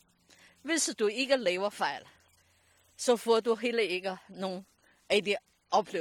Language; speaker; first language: Danish; non-native, learner; Chinese